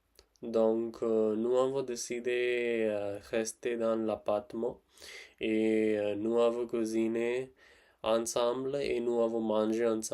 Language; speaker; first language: French; non-native, learner; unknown